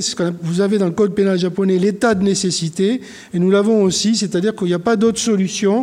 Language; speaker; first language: French; native; French